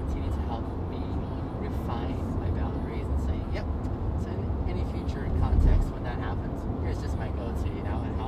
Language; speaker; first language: English; native; English